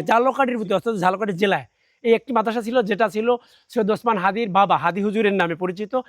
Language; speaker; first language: Bangla; native; Bangla